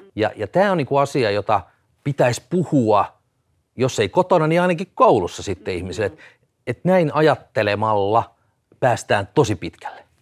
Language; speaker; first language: Finnish; native; Finnish